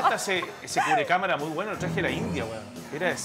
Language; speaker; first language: Spanish; native; Spanish